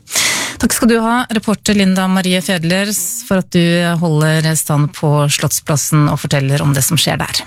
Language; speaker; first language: Norwegian; native; Norwegian